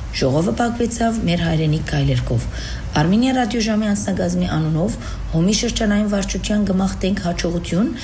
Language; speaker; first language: Armenian; early bilingual, heritage; Armenian